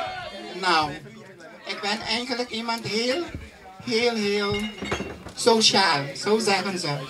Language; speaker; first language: Dutch; non-native, local second language; Papiamento